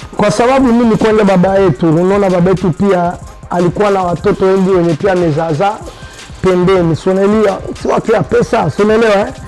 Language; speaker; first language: Swahili; non-native, local second language; French